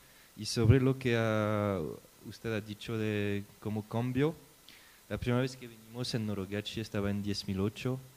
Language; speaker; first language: Spanish; non-native, fluent; French